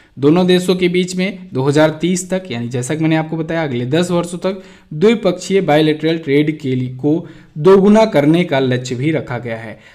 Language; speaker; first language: Hindi; native; Hindi